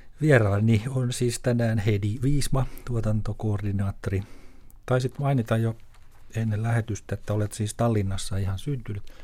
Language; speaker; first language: Finnish; native; Finnish